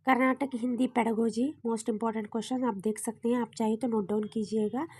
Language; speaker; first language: Hindi; non-native, local second language; Kannada